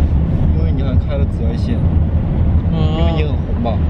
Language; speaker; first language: Chinese; native; Chinese